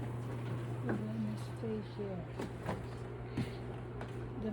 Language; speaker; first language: English; non-native, local second language; Filipino